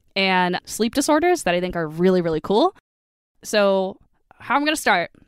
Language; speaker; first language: English; native; English